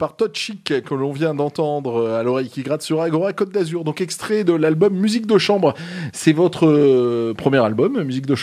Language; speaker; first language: French; native; French